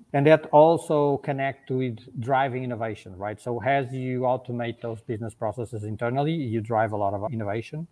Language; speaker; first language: English; non-native, fluent; Portuguese